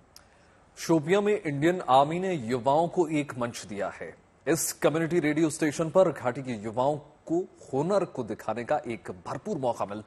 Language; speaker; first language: Hindi; native; Hindi